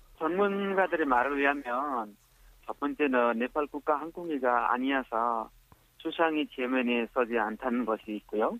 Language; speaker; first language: Korean; non-native, fluent; Nepali